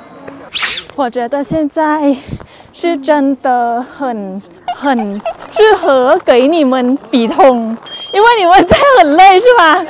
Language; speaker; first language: Chinese; non-native, learner; Thai